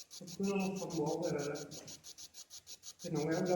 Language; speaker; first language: Italian; native; Italian